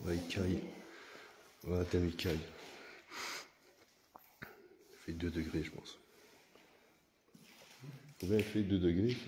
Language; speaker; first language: French; native; French